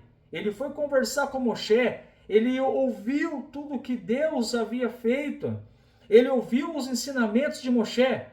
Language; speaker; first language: Portuguese; native; Portuguese